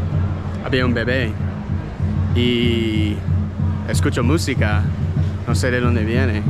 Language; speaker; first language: Spanish; non-native, fluent; English